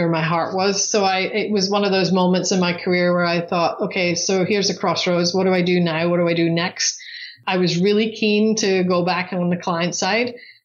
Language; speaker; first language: English; native; English